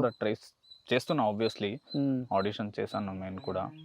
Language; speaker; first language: Telugu; non-native, learner; Kannada